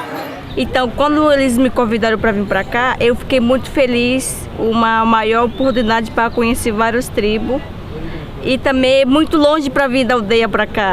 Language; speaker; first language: Portuguese; non-native, local second language; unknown